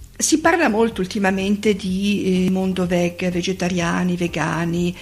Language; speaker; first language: Italian; native; Italian